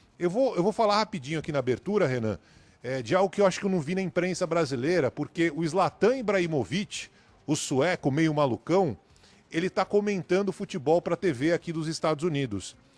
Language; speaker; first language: Portuguese; native; Portuguese